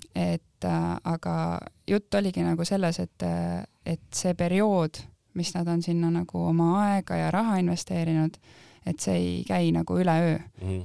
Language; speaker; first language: Estonian; native; Estonian